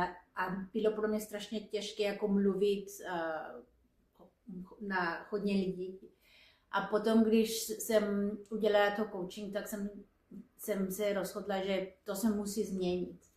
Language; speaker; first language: Czech; non-native, fluent; Spanish